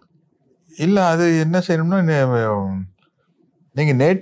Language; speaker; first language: Malayalam; non-native, learner; Tamil